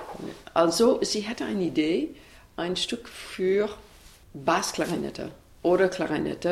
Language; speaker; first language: German; non-native, learner; English